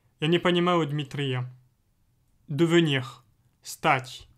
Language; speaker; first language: Russian; non-native, fluent; French